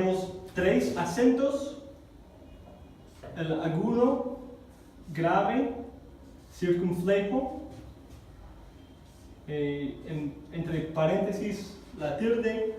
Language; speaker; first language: Spanish; non-native, fluent; English